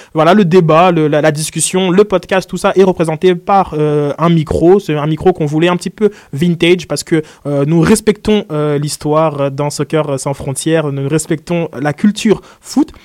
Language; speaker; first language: French; native; French